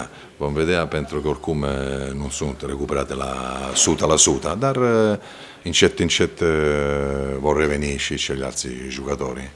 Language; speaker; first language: Romanian; non-native, fluent; Italian